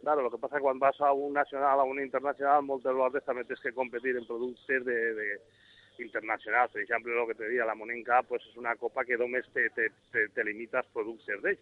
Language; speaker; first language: Spanish; non-native, local second language; Catalan